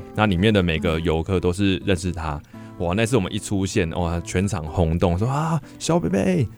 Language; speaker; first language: Chinese; native; Chinese